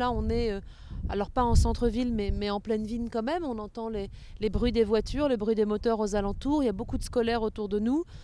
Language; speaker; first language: French; native; French